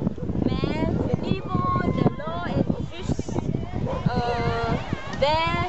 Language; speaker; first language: French; non-native, learner; Vietnamese